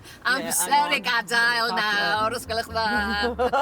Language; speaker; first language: Welsh; non-native, learner; English